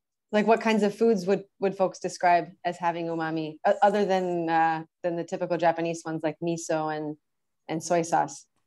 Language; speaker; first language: English; native; English